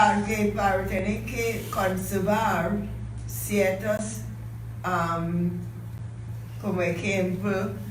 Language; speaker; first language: Spanish; non-native, fluent; English